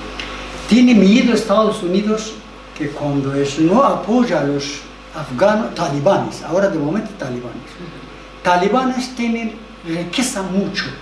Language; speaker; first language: Spanish; non-native, learner; Persian